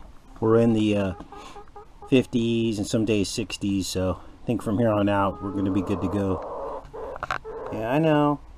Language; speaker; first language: English; native; English